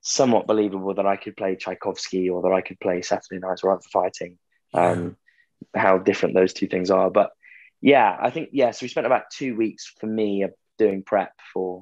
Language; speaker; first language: English; native; English